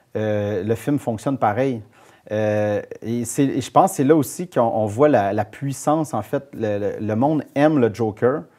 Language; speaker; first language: French; native; French